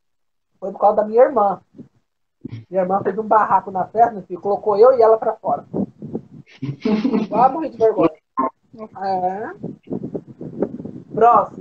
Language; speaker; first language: Portuguese; native; Portuguese